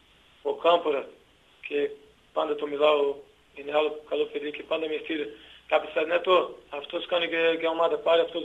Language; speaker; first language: Greek; non-native, learner; Portuguese